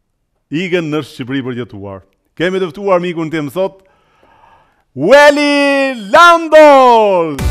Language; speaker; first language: Albanian; native; Albanian